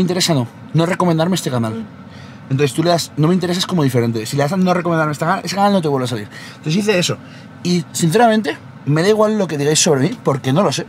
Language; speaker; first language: Spanish; native; Spanish